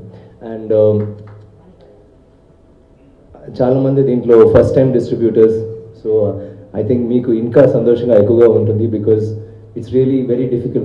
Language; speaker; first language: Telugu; non-native, learner; Tamil